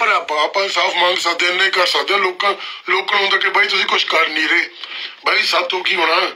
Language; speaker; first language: Punjabi; early bilingual, heritage; Punjabi